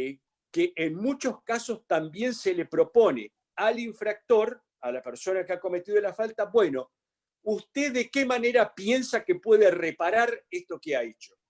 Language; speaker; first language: Spanish; native; Spanish